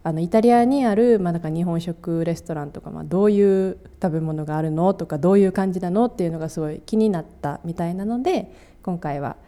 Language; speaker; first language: Japanese; native; Japanese